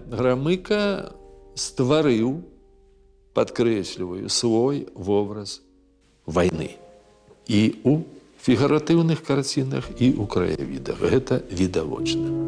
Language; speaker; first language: Belarusian; non-native, local second language; Russian